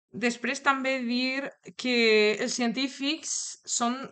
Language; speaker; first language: Catalan; non-native, local second language; Spanish